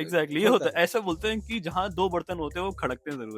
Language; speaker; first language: Hindi; native; Hindi